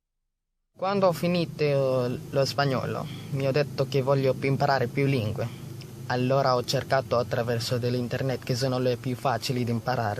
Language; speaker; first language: Italian; non-native, learner; Filipino